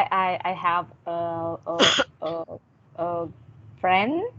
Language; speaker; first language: English; non-native, learner; Vietnamese